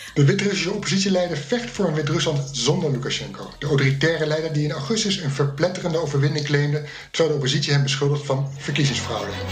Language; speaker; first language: Dutch; native; Dutch